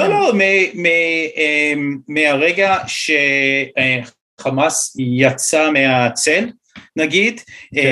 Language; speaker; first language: Hebrew; non-native, fluent; English